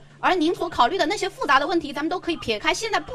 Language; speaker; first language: Chinese; native; Chinese